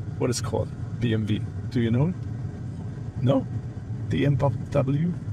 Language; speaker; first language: English; non-native, fluent; German